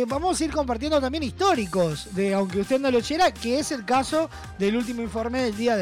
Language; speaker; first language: Spanish; native; Spanish